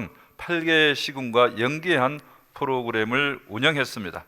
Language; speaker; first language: Korean; native; Korean